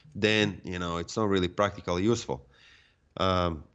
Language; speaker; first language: English; non-native, fluent; Serbian